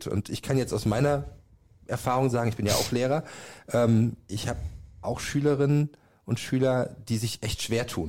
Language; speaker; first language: German; native; German